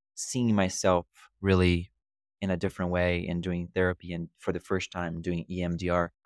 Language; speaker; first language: English; non-native, fluent; Portuguese